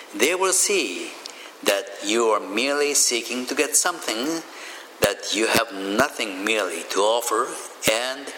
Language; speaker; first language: English; non-native, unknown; Japanese